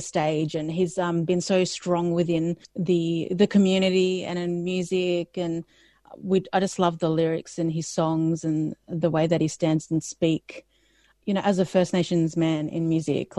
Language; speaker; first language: English; native; English